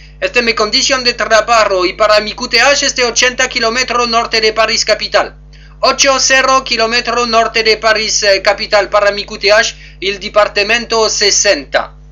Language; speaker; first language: Spanish; non-native, learner; French